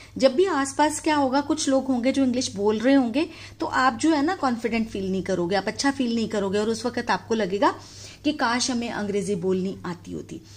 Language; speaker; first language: Hindi; native; Hindi